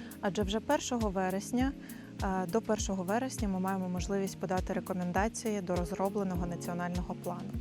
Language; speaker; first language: Ukrainian; native; Ukrainian